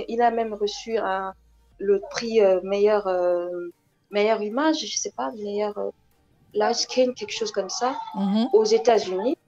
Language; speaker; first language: French; non-native, local second language; Lingala